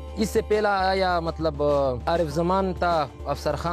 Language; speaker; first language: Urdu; non-native, local second language; Pashto